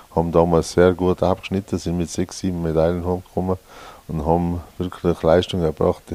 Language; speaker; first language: German; native; German